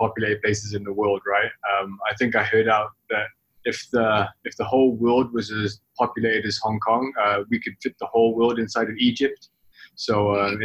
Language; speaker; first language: English; native; English